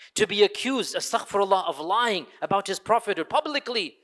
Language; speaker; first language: English; early bilingual, other home language; Urdu